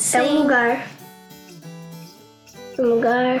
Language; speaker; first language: Portuguese; early bilingual, heritage; English